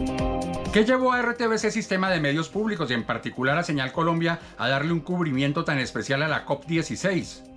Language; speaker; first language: Spanish; native; Spanish